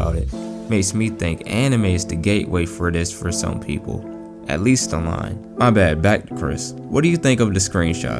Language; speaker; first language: English; native; English